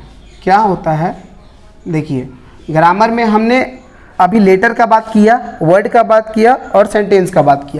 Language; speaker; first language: Hindi; native; Hindi